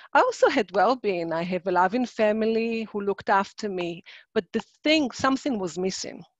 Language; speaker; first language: English; non-native, fluent; Hebrew